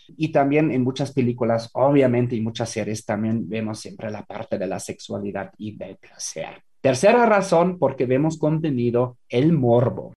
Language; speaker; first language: Spanish; non-native, fluent; German